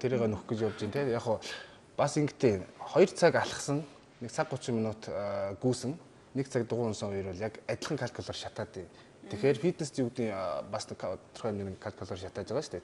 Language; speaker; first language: Mongolian; native; Mongolian